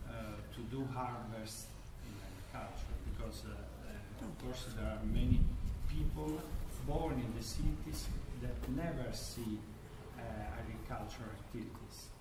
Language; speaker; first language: English; non-native, learner; Italian